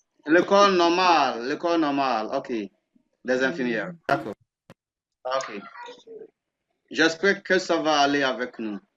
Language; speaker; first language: French; non-native, fluent; Akan